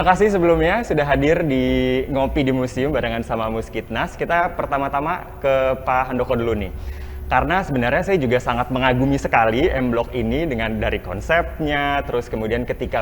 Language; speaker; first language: Indonesian; native; Indonesian